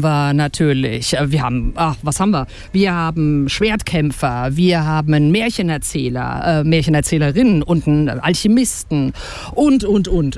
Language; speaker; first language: German; native; German